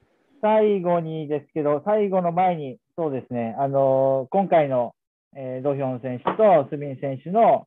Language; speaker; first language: Japanese; native; Japanese